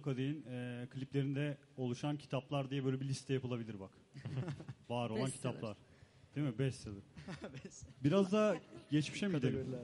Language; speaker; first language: Turkish; native; Turkish